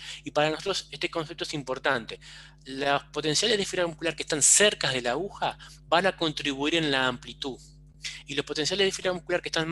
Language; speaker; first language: Spanish; native; Spanish